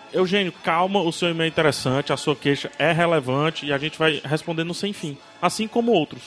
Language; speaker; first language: Portuguese; native; Portuguese